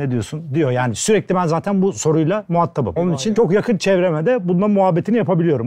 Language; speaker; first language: Turkish; native; Turkish